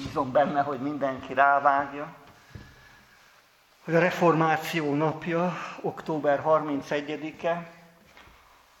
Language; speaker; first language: Hungarian; native; Hungarian